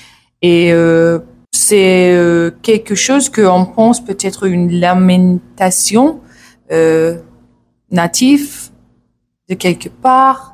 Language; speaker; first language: French; non-native, learner; English